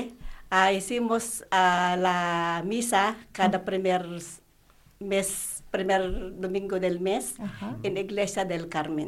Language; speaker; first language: Spanish; non-native, learner; Filipino